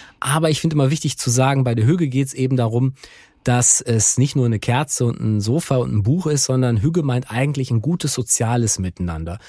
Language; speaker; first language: German; native; German